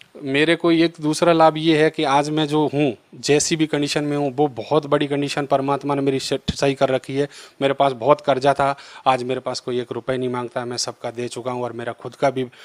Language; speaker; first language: Hindi; native; Hindi